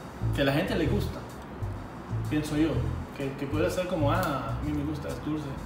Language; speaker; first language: Spanish; non-native, fluent; Hebrew